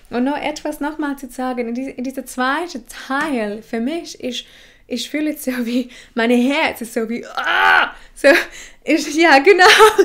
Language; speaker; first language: German; non-native, fluent; English